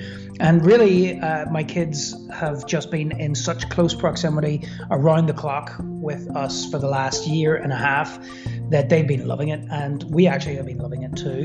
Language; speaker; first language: English; native; English